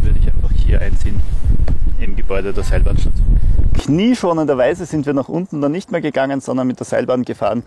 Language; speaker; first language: German; native; German